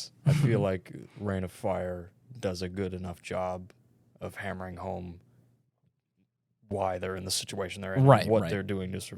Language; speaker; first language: English; native; English